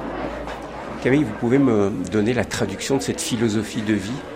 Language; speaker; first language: French; native; French